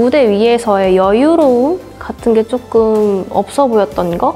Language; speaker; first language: Korean; native; Korean